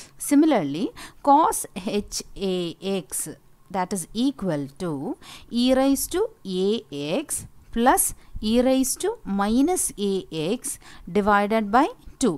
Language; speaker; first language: English; non-native, local second language; Malayalam